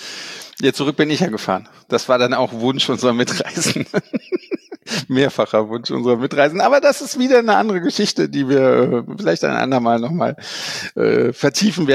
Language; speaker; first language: German; native; German